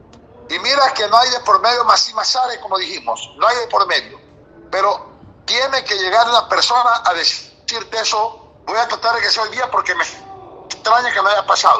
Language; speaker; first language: Spanish; native; Spanish